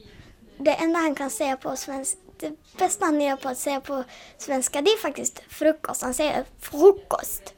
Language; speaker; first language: Swedish; early bilingual, heritage; Swedish